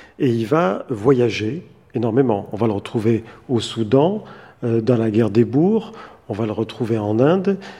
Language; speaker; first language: French; native; French